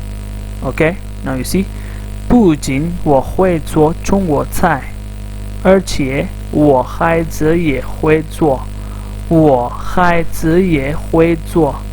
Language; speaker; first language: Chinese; non-native, fluent; Urdu